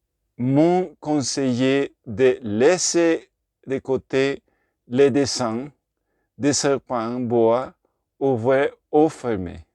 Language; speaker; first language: French; non-native, learner; Spanish